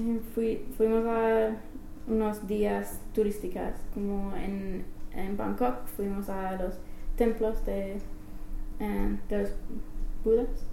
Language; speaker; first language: Spanish; non-native, learner; English